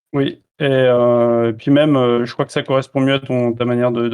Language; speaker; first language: French; native; French